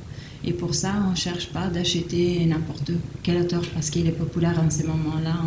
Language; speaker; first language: French; non-native, fluent; Italian